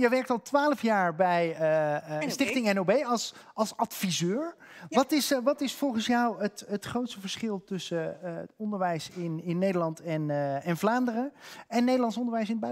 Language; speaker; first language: Dutch; native; Dutch